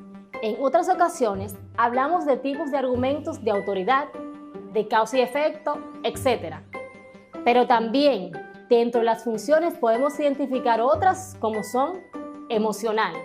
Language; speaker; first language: Spanish; native; Spanish